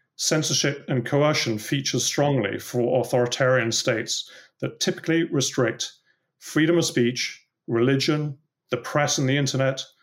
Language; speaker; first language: English; native; English